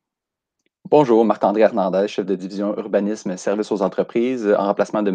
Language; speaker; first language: French; native; French